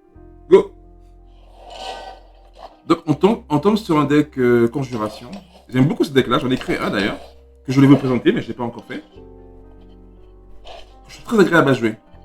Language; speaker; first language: French; native; French